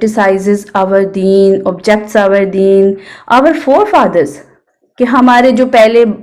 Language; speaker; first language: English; non-native, local second language; Urdu